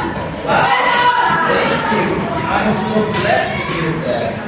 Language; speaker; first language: English; non-native, local second language; Javanese